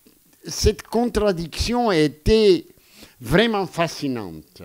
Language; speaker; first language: French; non-native, fluent; Greek